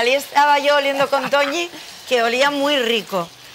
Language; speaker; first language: Spanish; native; Spanish